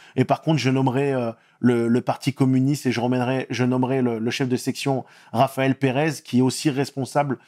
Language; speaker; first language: French; native; French